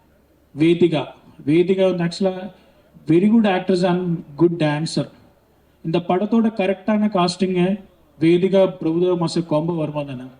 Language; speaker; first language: Tamil; non-native, learner; Malayalam